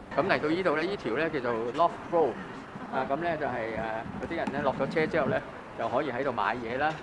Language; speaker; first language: Cantonese; native; Cantonese